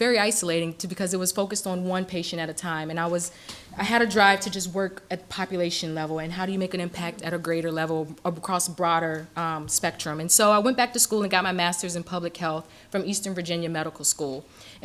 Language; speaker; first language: English; native; English